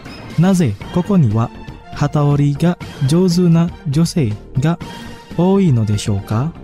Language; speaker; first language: Japanese; non-native, fluent; Indonesian